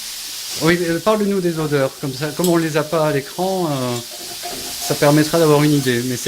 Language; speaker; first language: French; native; French